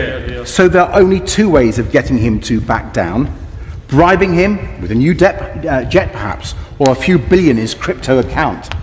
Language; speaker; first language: English; native; English